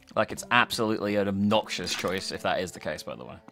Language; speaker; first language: English; native; English